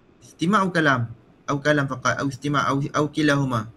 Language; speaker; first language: Arabic; non-native, fluent; Malay